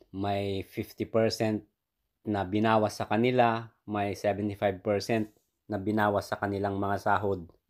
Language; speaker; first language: Filipino; native; Filipino